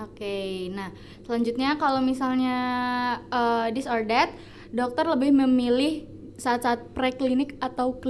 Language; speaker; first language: Indonesian; native; Indonesian